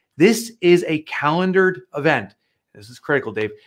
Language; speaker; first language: English; native; English